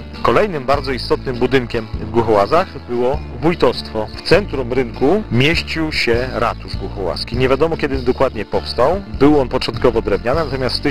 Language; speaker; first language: Polish; native; Polish